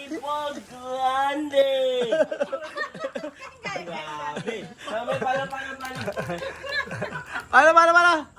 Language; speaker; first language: Filipino; non-native, learner; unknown